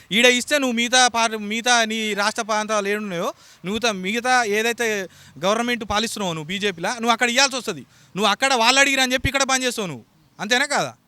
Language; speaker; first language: Telugu; native; Telugu